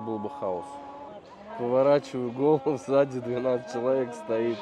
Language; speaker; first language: Russian; native; Russian